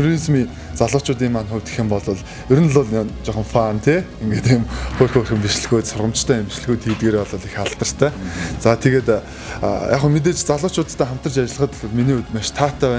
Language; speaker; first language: Mongolian; native; Mongolian